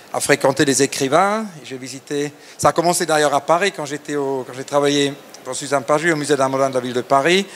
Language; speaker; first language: French; native; French